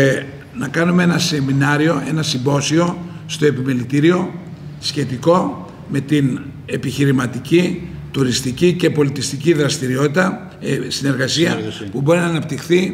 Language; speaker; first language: Greek; native; Greek